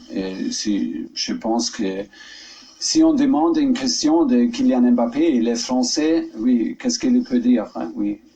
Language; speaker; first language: French; non-native, learner; German